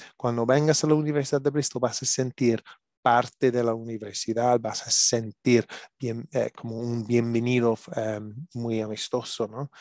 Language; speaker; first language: Spanish; non-native, learner; English